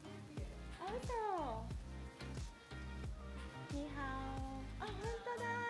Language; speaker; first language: Japanese; native; Japanese